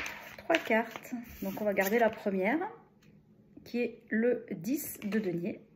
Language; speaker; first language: French; native; French